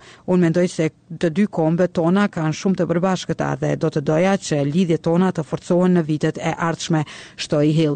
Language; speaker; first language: Albanian; native; Albanian